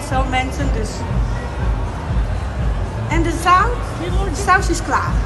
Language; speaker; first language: Dutch; non-native, learner; Italian